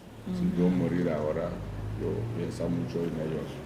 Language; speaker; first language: Spanish; non-native, learner; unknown